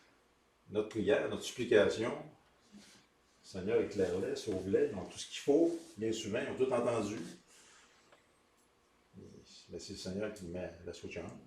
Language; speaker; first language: French; native; French